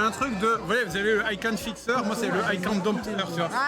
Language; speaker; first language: French; native; French